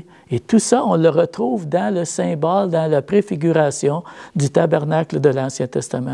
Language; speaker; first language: French; native; French